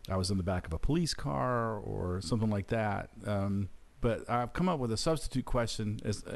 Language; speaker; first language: English; native; English